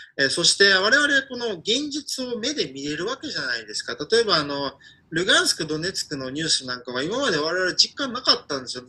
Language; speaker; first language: Japanese; non-native, fluent; Ukrainian